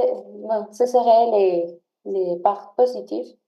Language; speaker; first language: French; non-native, learner; Spanish